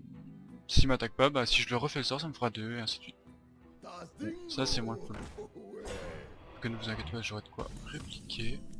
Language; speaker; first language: French; native; French